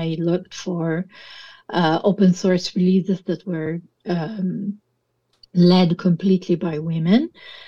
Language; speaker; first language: English; non-native, fluent; Italian